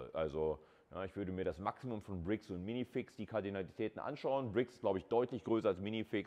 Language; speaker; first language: German; native; German